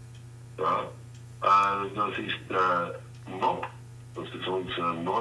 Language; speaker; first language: German; non-native, learner; Dutch